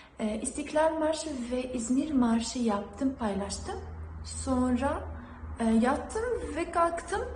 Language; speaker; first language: Turkish; non-native, learner; Arabic